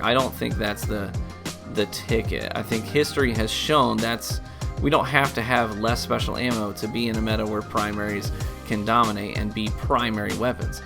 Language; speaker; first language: English; native; English